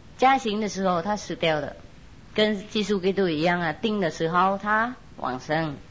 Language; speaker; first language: Chinese; non-native, fluent; Vietnamese